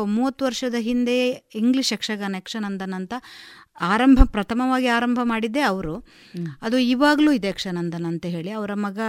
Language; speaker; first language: Kannada; native; Kannada